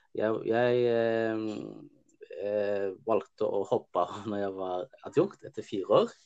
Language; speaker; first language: Norwegian; early bilingual, other home language; Somali